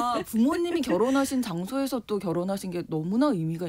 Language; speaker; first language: Korean; native; Korean